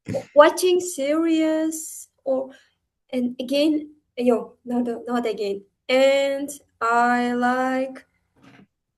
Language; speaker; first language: English; non-native, learner; Uzbek